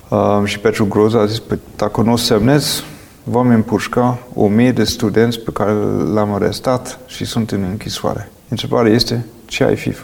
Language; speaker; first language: Romanian; non-native, fluent; English